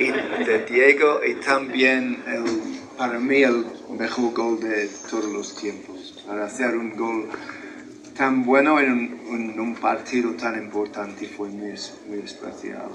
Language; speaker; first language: Spanish; non-native, fluent; English